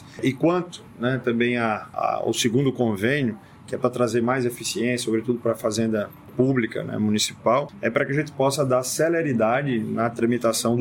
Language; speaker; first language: Portuguese; native; Portuguese